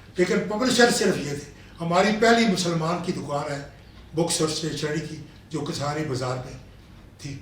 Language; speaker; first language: Urdu; non-native, local second language; Northern Hindko